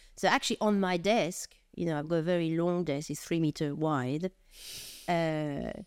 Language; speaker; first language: English; non-native, fluent; French